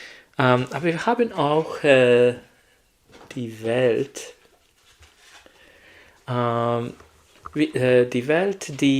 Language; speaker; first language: German; non-native, learner; Hungarian